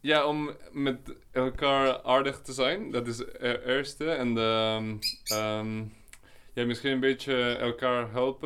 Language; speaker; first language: Dutch; non-native, learner; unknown